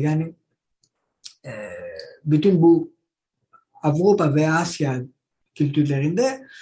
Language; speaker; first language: Turkish; non-native, fluent; Greek